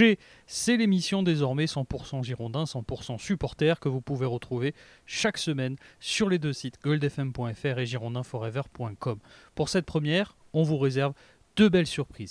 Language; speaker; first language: French; native; French